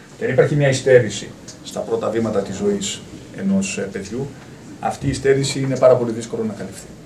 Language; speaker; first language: Greek; native; Greek